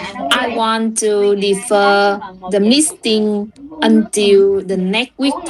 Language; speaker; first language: English; non-native, learner; Vietnamese